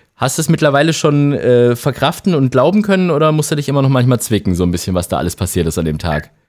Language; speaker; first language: German; native; German